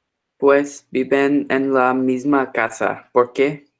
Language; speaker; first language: Spanish; non-native, learner; English